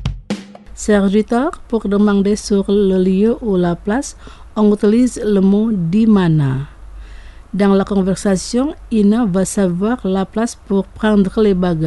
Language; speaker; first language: French; non-native, fluent; Indonesian